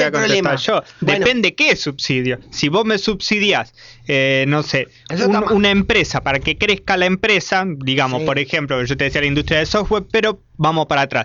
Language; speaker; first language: Spanish; native; Spanish